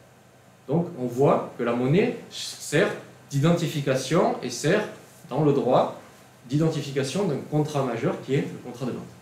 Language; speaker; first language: French; native; French